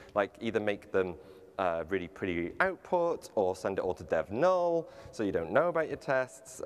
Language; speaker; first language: English; native; English